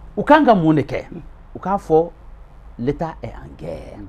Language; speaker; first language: French; non-native, local second language; Bambara